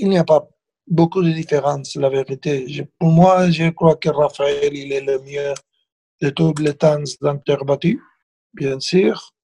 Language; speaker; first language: French; non-native, learner; Spanish